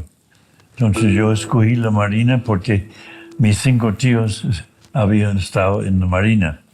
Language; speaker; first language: Spanish; non-native, fluent; English